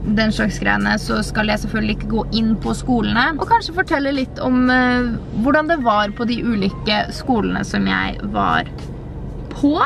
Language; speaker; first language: Norwegian; native; Norwegian